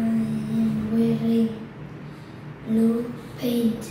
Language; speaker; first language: English; non-native, learner; Vietnamese